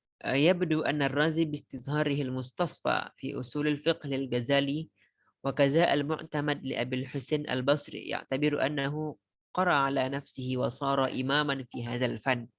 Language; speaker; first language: Arabic; non-native, fluent; Indonesian